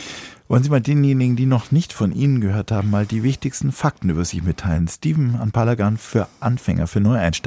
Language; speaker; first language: German; native; German